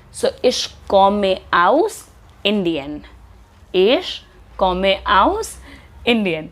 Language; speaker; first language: German; non-native, fluent; Hindi